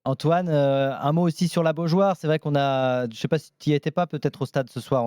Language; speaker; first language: French; native; French